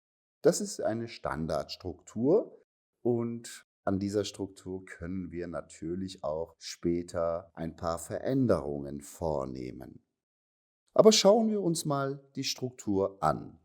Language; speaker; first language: German; non-native, fluent; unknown